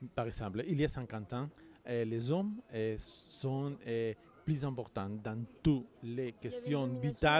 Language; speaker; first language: French; non-native, learner; Spanish